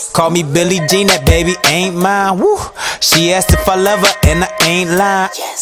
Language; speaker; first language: English; native; English